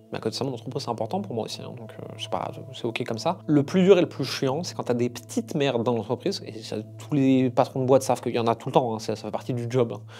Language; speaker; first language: French; native; French